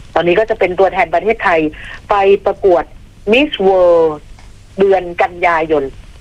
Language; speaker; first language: Thai; native; Thai